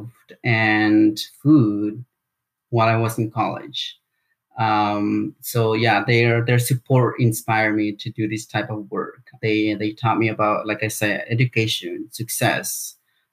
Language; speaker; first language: English; non-native, fluent; Spanish